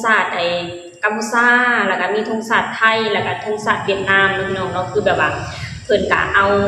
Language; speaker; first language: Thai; non-native, local second language; Northeastern Thai